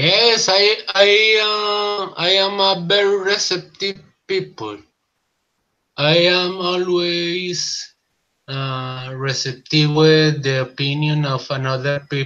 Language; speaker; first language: English; non-native, learner; Spanish